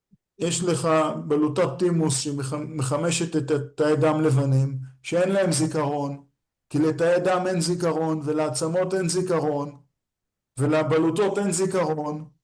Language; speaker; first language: Hebrew; native; Hebrew